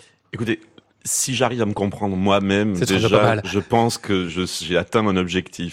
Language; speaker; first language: French; native; French